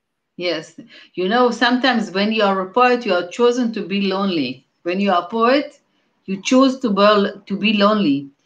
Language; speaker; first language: English; non-native, fluent; Hebrew